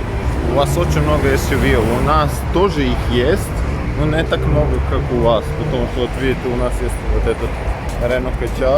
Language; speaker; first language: Russian; non-native, fluent; Serbian